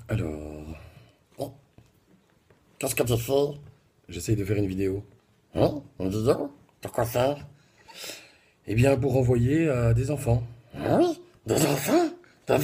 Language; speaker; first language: French; native; French